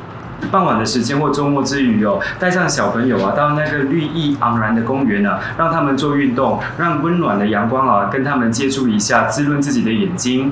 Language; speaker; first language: Chinese; native; Chinese